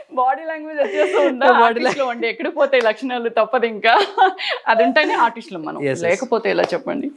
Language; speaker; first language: Telugu; native; Telugu